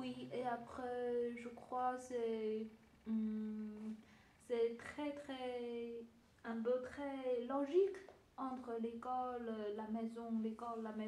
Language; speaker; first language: French; non-native, learner; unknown